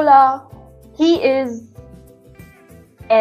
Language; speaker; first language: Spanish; non-native, learner; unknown